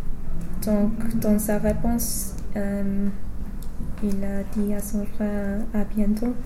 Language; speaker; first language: French; non-native, fluent; English